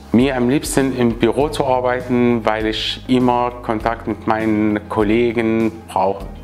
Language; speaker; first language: German; non-native, learner; Arabic